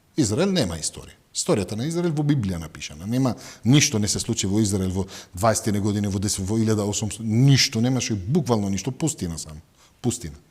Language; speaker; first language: Macedonian; non-native, fluent; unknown